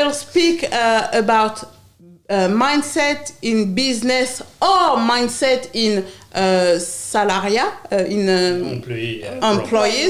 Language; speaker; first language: English; non-native, learner; French